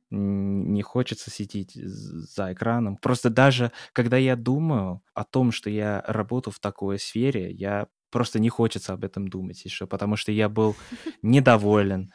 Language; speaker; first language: Russian; non-native, fluent; English